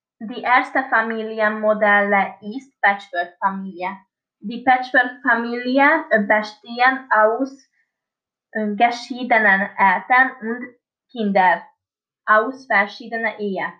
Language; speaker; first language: German; non-native, learner; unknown